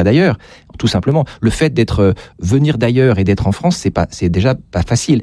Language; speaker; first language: French; native; French